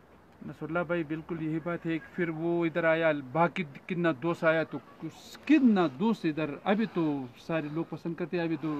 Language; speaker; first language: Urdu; non-native, local second language; Pashto